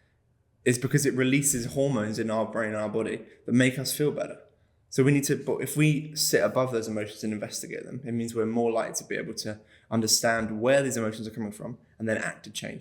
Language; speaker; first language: English; native; English